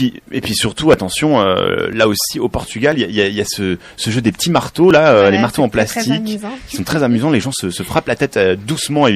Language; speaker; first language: French; native; French